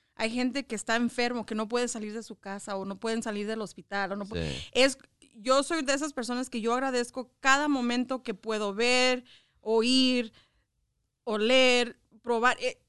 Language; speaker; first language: Spanish; early bilingual, heritage; Spanish